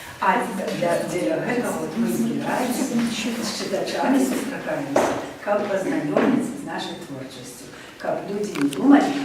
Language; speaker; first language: Belarusian; native; Belarusian